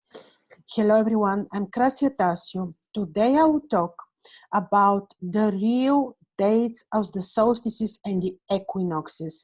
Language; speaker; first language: English; non-native, fluent; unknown